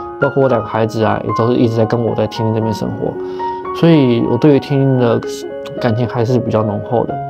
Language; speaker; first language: Chinese; native; Chinese